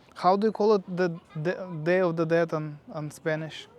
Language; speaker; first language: English; non-native, fluent; Russian